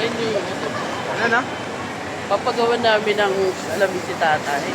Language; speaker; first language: Filipino; native; Filipino